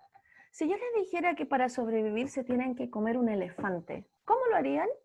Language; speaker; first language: Spanish; native; Spanish